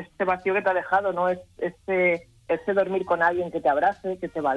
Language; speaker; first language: Spanish; native; Spanish